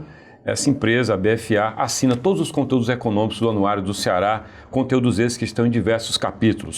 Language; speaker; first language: Portuguese; native; Portuguese